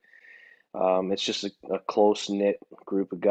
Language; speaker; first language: English; native; English